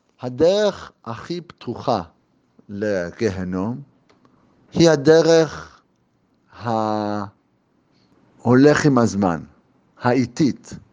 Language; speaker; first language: Hebrew; native; Hebrew